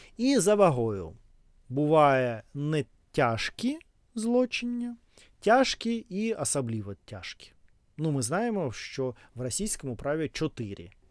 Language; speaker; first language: Ukrainian; non-native, local second language; Russian